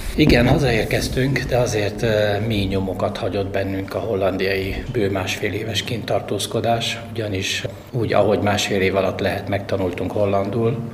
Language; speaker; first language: Hungarian; native; Hungarian